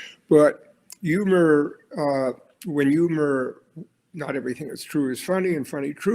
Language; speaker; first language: English; native; English